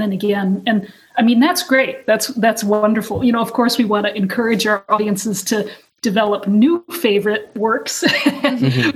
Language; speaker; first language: English; native; English